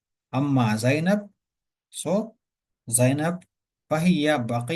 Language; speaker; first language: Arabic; non-native, fluent; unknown